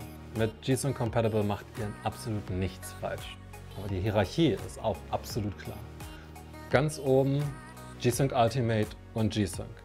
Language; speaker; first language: German; native; German